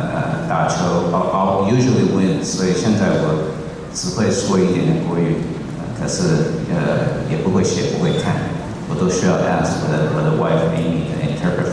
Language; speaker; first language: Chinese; early bilingual, heritage; Chinese